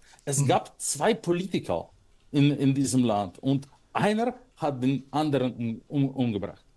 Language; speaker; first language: German; non-native, fluent; Russian